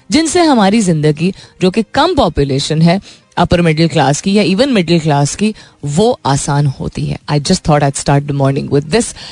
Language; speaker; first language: Urdu; native; Urdu